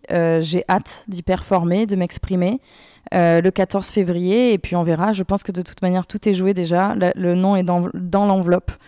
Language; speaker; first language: French; native; French